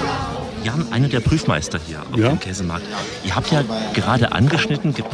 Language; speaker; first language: German; native; German